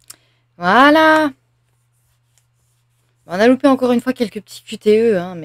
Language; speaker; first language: French; native; French